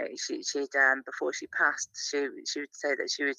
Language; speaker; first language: English; native; English